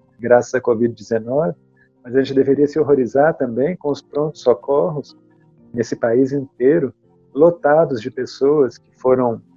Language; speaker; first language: Portuguese; native; Portuguese